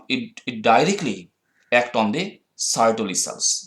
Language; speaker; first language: English; non-native, local second language; Bangla